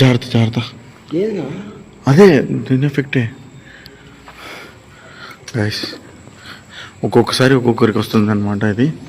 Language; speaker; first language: Telugu; native; Telugu